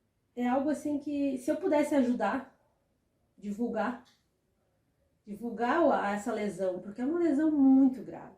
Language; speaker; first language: Portuguese; native; Portuguese